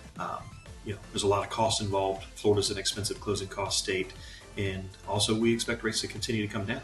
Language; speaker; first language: English; native; English